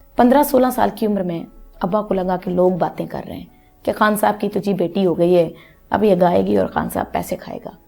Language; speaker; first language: Urdu; non-native, local second language; Punjabi